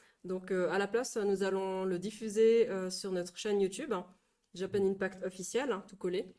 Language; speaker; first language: French; native; French